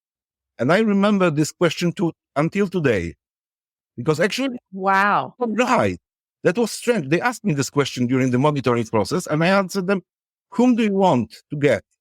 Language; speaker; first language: English; non-native, fluent; Polish